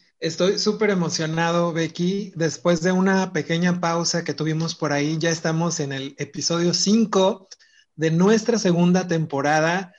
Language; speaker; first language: Spanish; native; Spanish